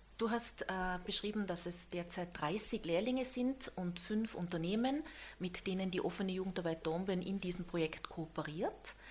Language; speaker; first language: German; native; German